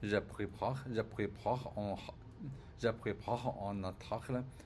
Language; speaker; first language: French; non-native, learner; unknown